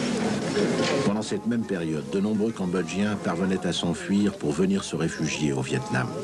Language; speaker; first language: French; native; French